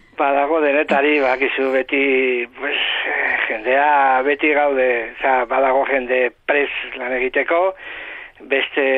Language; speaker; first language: Basque; non-native, local second language; Spanish